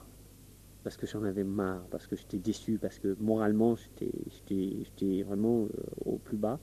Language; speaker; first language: French; non-native, local second language; Wolof